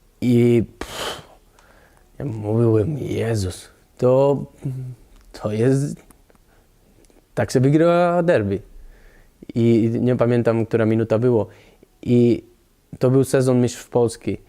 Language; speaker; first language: Polish; non-native, learner; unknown